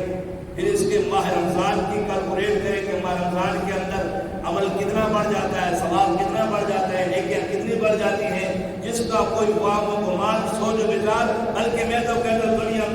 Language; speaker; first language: Urdu; native; Urdu